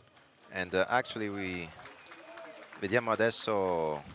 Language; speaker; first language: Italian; non-native, fluent; French